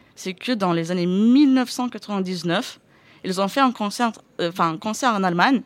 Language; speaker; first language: French; non-native, fluent; Lithuanian